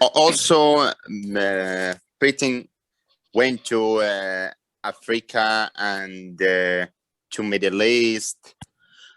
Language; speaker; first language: English; non-native, learner; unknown